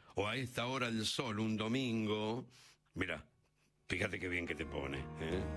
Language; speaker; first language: Spanish; native; Spanish